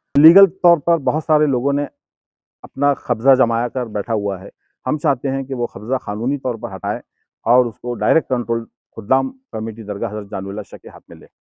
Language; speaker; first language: Hindi; non-native, local second language; Urdu